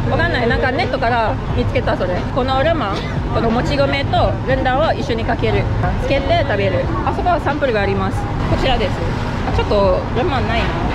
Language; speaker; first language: Japanese; non-native, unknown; Malay